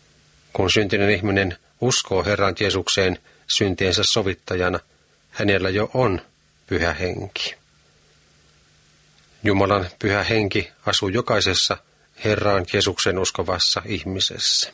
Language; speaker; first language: Finnish; native; Finnish